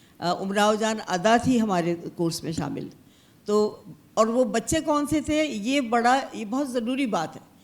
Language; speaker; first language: Urdu; native; Urdu